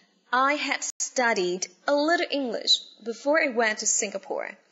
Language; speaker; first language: English; non-native, fluent; Vietnamese